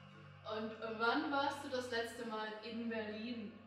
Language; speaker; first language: German; native; German